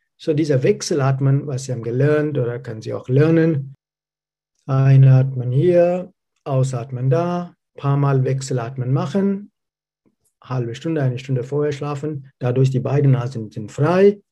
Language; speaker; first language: German; non-native, learner; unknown